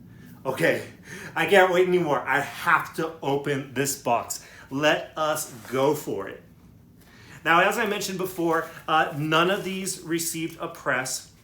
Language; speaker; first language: English; native; English